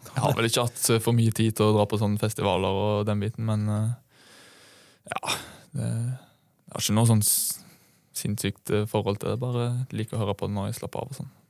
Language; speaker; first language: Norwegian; native; Norwegian